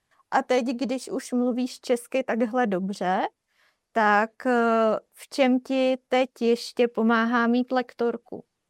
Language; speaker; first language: Czech; native; Czech